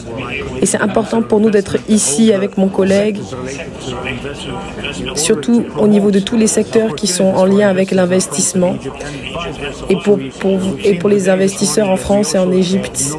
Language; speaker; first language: French; non-native, fluent; Arabic